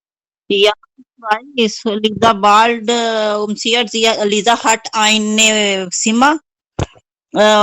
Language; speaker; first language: German; non-native, learner; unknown